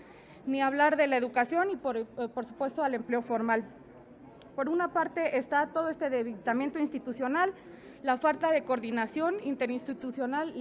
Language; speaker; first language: Spanish; native; Spanish